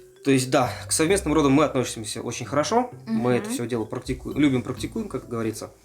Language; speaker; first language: Russian; native; Russian